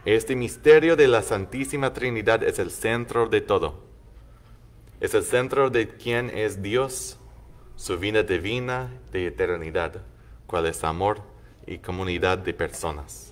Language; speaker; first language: Spanish; non-native, fluent; English